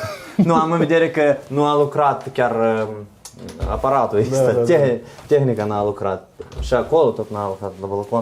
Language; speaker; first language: Romanian; non-native, learner; Ukrainian